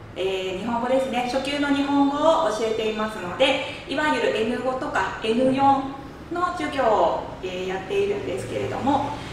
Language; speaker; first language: Japanese; native; Japanese